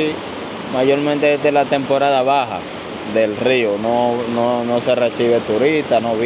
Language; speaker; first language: Spanish; native; Spanish